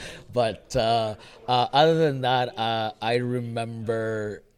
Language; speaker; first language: English; early bilingual, other home language; Spanish